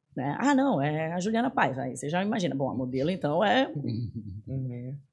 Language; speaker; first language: Portuguese; native; Portuguese